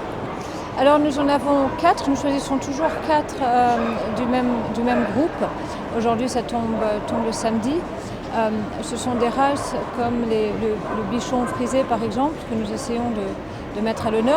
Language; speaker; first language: French; native; French